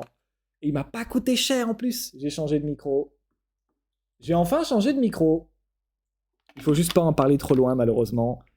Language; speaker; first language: French; native; French